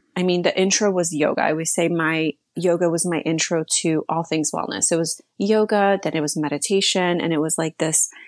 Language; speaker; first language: English; early bilingual, other home language; Slovak